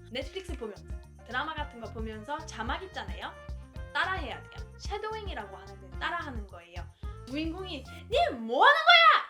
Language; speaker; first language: Korean; non-native, fluent; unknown